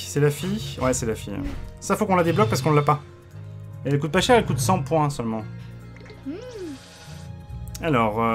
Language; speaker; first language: French; native; French